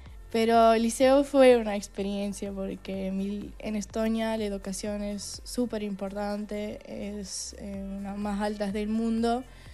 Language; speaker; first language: Spanish; non-native, fluent; Estonian